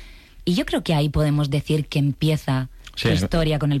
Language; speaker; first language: Spanish; native; Spanish